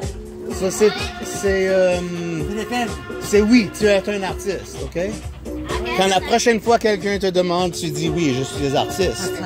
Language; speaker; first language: French; non-native, local second language; English